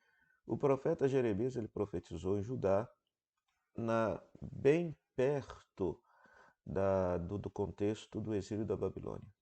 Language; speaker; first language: Portuguese; native; Portuguese